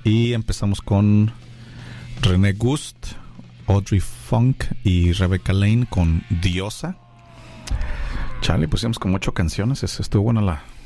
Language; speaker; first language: Spanish; native; Spanish